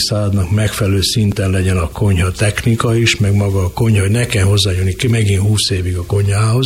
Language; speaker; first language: Hungarian; native; Hungarian